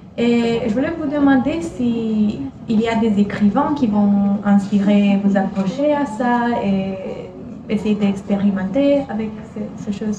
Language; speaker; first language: French; non-native, fluent; Romanian